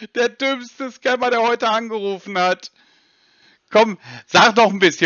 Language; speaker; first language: German; native; German